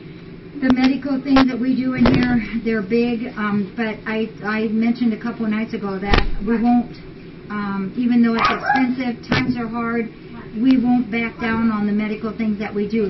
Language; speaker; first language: English; native; English